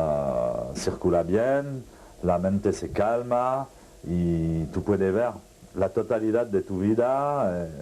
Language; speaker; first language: Spanish; non-native, fluent; French